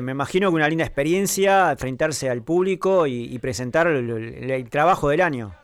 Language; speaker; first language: Spanish; native; Spanish